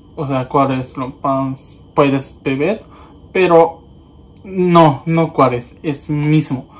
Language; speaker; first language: Spanish; non-native, learner; Japanese